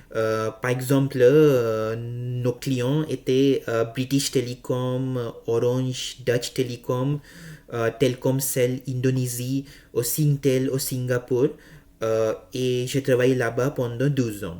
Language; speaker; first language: French; non-native, learner; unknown